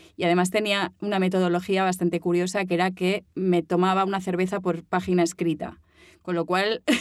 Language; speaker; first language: Spanish; native; Spanish